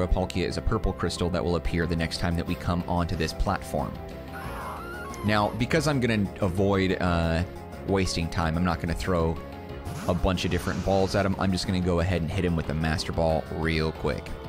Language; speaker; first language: English; native; English